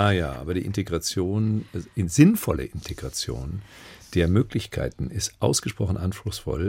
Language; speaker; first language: German; native; German